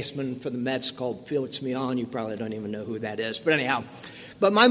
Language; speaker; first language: English; native; English